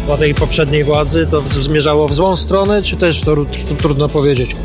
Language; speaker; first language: Polish; native; Polish